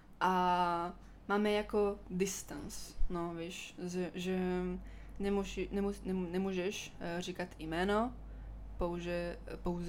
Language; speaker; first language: Czech; non-native, learner; Italian